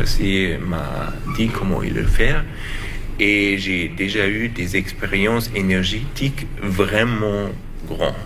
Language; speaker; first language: French; non-native, learner; German